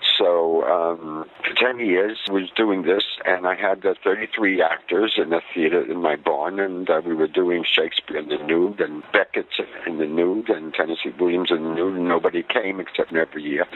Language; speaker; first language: English; native; English